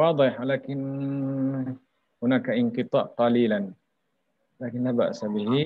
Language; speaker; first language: Arabic; non-native, fluent; Indonesian